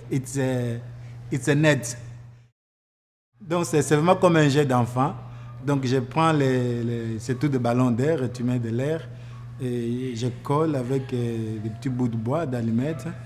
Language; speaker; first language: French; non-native, local second language; Lingala